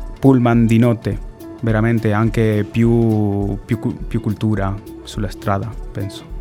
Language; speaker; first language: Italian; non-native, learner; Spanish